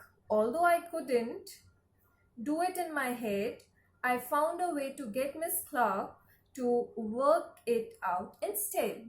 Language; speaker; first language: English; non-native, local second language; Hindi